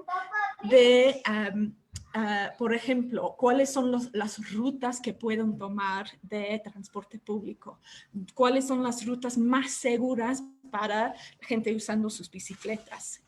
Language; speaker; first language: Spanish; non-native, fluent; English